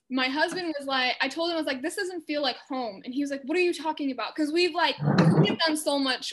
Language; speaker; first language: English; native; English